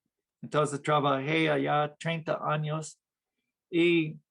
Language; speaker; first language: Spanish; non-native, fluent; English